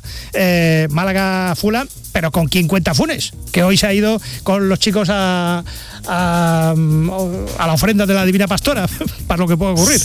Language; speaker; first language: Spanish; native; Spanish